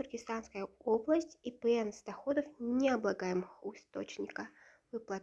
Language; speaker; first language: Russian; non-native, local second language; Kazakh